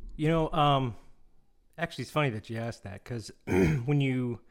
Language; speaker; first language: English; non-native, fluent; Korean